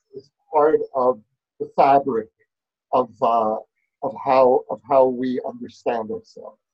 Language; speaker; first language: English; native; English